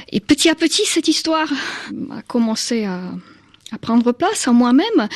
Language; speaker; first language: French; non-native, fluent; Slovak